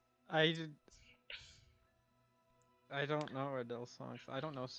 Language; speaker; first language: English; native; English